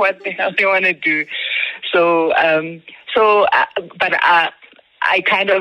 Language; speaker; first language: English; non-native, local second language; Zulu